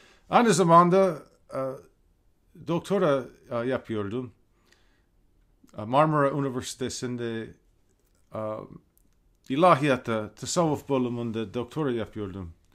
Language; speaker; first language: Turkish; non-native, fluent; English